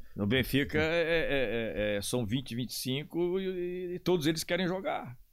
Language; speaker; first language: Portuguese; native; Portuguese